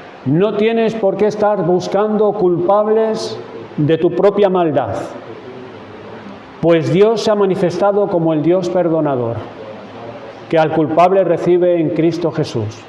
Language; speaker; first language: Spanish; native; Spanish